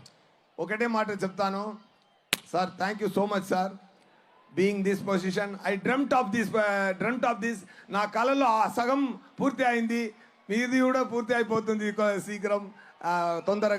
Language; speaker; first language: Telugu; non-native, learner; Tamil